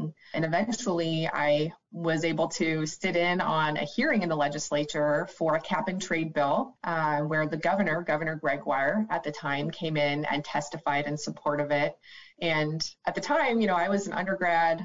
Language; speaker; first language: English; native; English